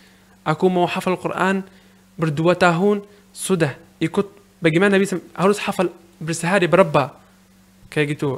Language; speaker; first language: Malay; non-native, learner; Arabic